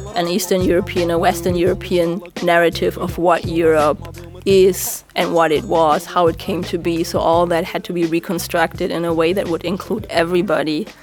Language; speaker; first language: English; non-native, fluent; German